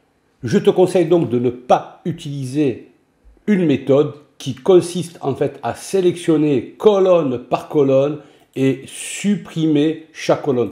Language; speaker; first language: French; native; French